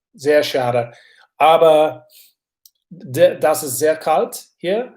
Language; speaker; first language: German; non-native, learner; English